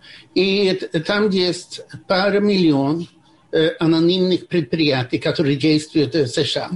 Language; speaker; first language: Russian; non-native, fluent; Swedish